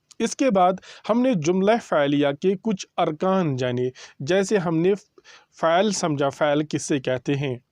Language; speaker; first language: Urdu; non-native, local second language; Kashmiri